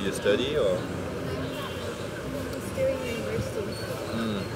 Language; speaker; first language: English; non-native, learner; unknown